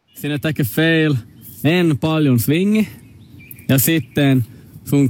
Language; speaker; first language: Finnish; non-native, local second language; Swedish